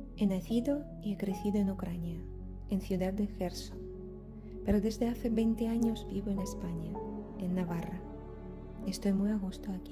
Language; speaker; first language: Spanish; non-native, fluent; Ukrainian